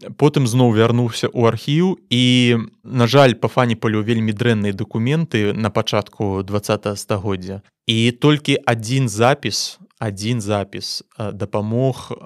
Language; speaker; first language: Belarusian; non-native, local second language; Russian